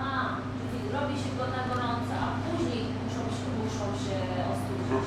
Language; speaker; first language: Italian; non-native, fluent; Polish